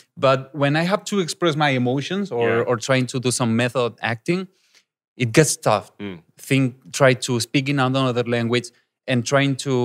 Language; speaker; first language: English; non-native, fluent; Spanish